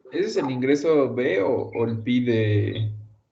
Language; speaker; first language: Spanish; native; Spanish